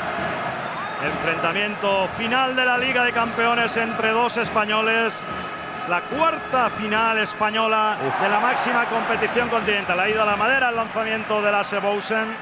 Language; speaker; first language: Spanish; native; Spanish